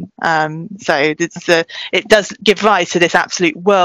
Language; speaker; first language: English; native; English